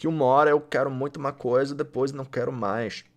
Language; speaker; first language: Portuguese; non-native, learner; English